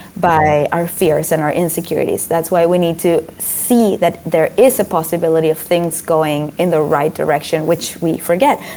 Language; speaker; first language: English; non-native, fluent; Spanish